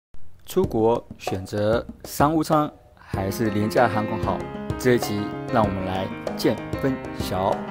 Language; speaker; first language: Chinese; native; Chinese